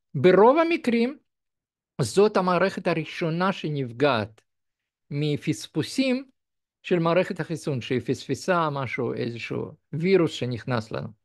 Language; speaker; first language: Hebrew; non-native, fluent; Russian